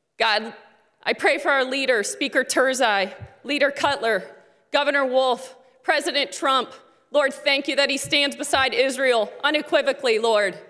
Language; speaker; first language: English; native; English